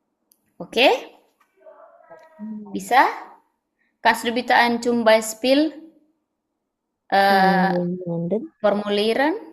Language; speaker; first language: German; non-native, fluent; Indonesian